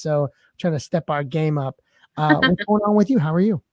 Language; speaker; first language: English; native; English